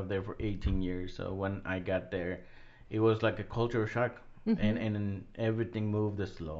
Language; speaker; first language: English; non-native, fluent; Spanish